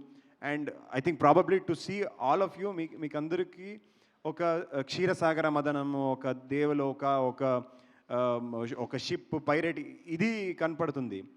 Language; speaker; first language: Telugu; non-native, learner; Kannada